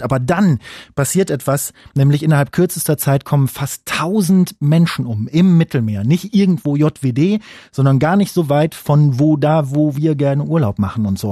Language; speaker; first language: German; native; German